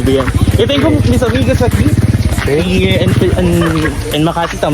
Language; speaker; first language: Spanish; non-native, learner; Filipino